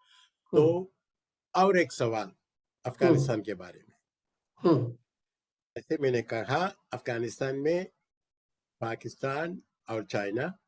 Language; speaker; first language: Hindi; non-native, local second language; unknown